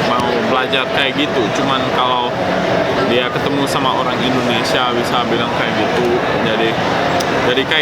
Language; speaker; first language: Indonesian; non-native, local second language; English